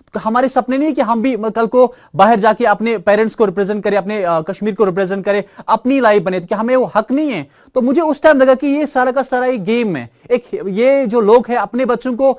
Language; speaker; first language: Hindi; non-native, local second language; Kashmiri